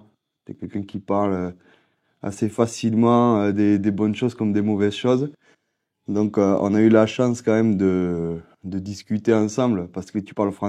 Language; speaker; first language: French; native; French